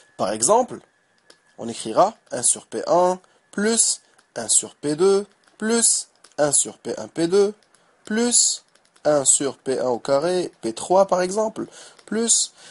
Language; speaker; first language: French; non-native, local second language; Arabic